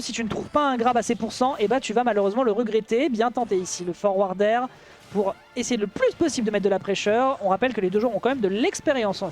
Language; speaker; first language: French; native; French